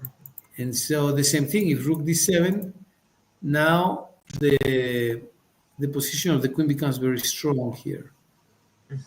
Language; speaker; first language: English; non-native, fluent; Spanish